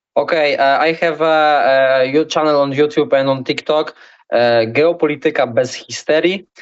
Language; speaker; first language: English; non-native, learner; Polish